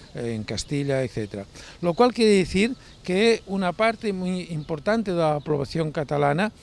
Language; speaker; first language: Spanish; native; Spanish